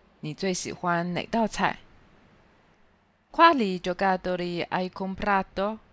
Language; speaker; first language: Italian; non-native, fluent; Chinese